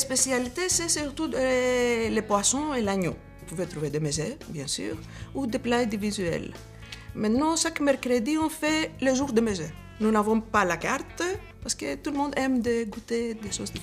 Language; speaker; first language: French; non-native, learner; Greek